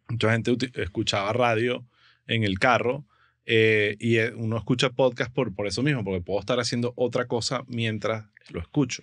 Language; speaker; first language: Spanish; native; Spanish